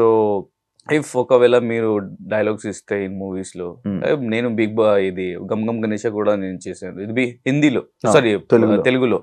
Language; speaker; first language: Telugu; non-native, learner; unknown